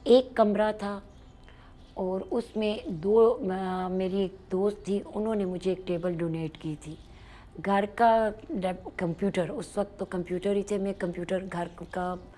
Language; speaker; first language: Urdu; non-native, local second language; Pashto